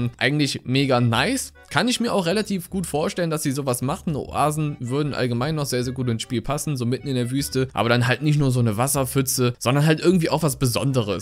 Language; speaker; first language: German; native; German